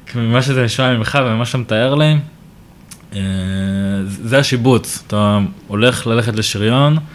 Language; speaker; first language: Hebrew; native; Hebrew